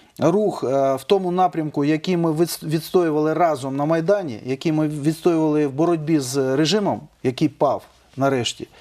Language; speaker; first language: Ukrainian; non-native, local second language; Russian